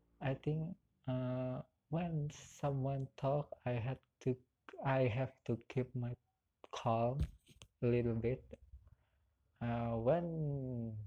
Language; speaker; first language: English; non-native, learner; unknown